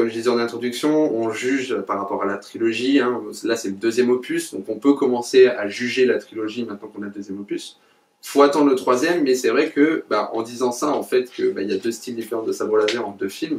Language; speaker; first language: French; native; French